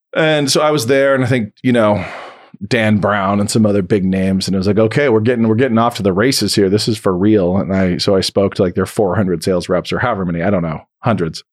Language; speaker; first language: English; native; English